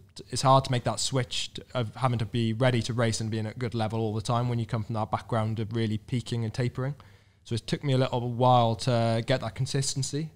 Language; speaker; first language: English; native; English